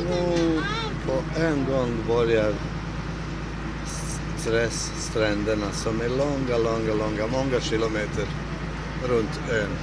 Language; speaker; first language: Swedish; non-native, fluent; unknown